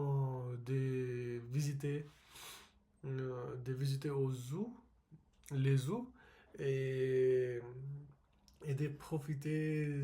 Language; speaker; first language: French; non-native, learner; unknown